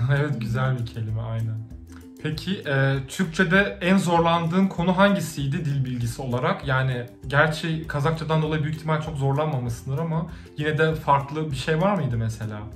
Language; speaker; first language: Turkish; native; Turkish